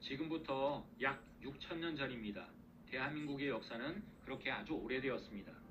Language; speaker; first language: Korean; native; Korean